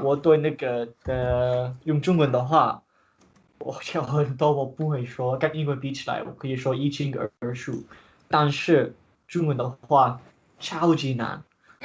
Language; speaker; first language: Chinese; non-native, learner; English